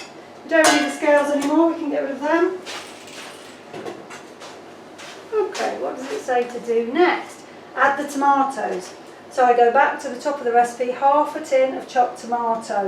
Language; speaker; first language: English; native; English